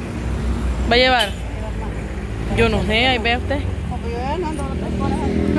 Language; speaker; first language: Spanish; native; Spanish